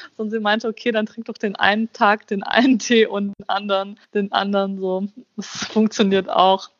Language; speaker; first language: German; early bilingual, other home language; Bosnian